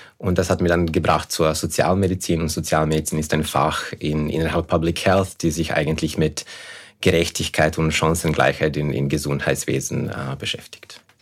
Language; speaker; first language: German; non-native, fluent; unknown